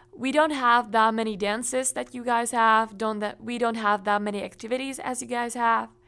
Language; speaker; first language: English; non-native, fluent; Czech